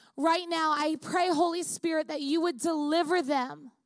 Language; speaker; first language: English; native; English